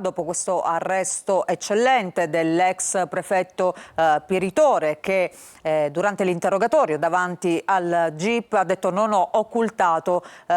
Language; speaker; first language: Italian; native; Italian